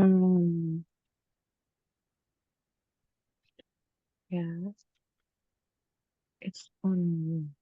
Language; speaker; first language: English; non-native, learner; Indonesian